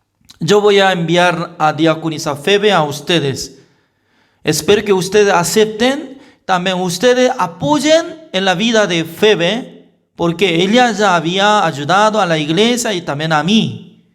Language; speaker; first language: Spanish; non-native, fluent; Korean